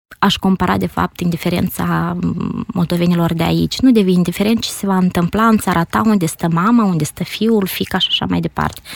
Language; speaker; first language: Romanian; native; Romanian